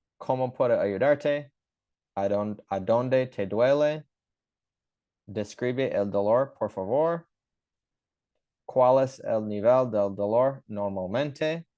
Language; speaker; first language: Spanish; early bilingual, heritage; English